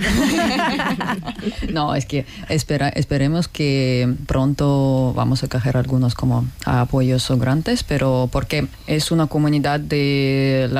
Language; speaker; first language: Spanish; non-native, learner; Russian